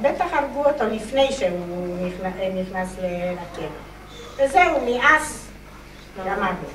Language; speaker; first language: Hebrew; non-native, fluent; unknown